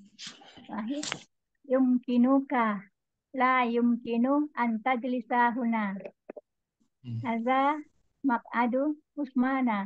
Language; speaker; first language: Arabic; non-native, learner; Indonesian